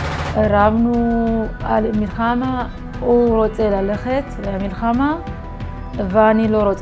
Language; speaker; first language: Hebrew; non-native, fluent; Amharic